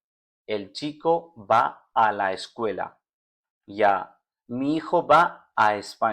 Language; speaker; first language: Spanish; non-native, fluent; Urdu